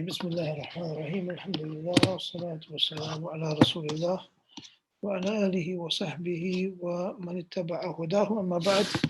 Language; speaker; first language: Arabic; non-native, fluent; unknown